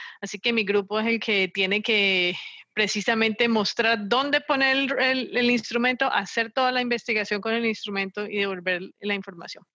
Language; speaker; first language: Spanish; native; Spanish